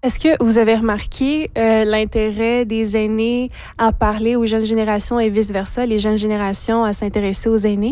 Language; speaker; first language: French; native; French